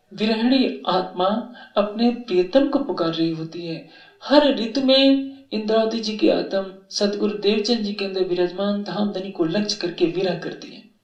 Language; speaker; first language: Hindi; native; Hindi